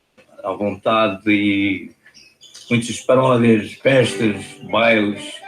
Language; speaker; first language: Portuguese; non-native, fluent; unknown